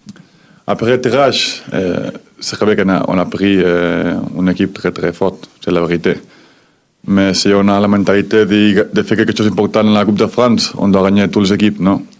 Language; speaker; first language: French; non-native, fluent; Spanish